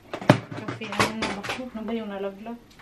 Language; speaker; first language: Filipino; non-native, local second language; Cebuano